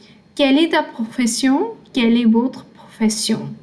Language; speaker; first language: French; non-native, fluent; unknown